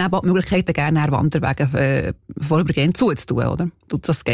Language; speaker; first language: German; native; German